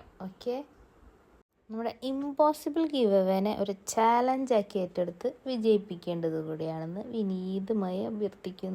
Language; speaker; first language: Malayalam; native; Malayalam